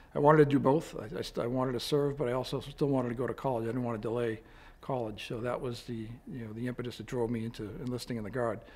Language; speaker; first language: English; native; English